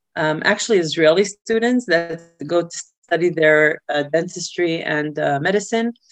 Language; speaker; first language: English; early bilingual, other home language; Hebrew